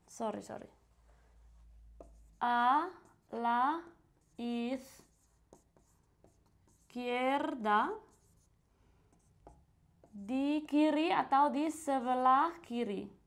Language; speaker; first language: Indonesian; non-native, fluent; Spanish